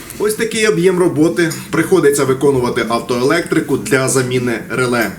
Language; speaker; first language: Ukrainian; non-native, local second language; Russian